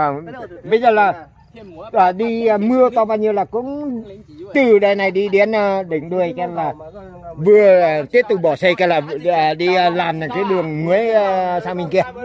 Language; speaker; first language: Vietnamese; non-native, local second language; Hmong